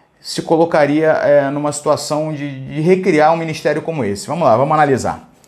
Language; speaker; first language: Portuguese; native; Portuguese